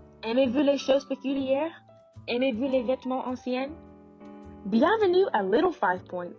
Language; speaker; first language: French; non-native, learner; English